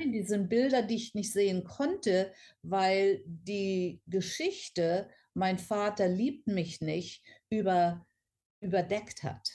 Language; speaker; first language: German; non-native, fluent; English